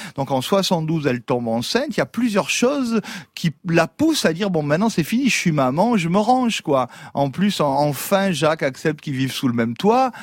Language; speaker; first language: French; native; French